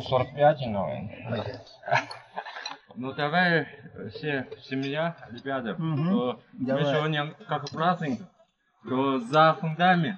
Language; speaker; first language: Russian; non-native, learner; Chinese